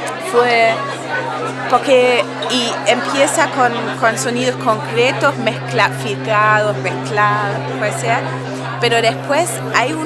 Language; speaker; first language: Spanish; non-native, fluent; German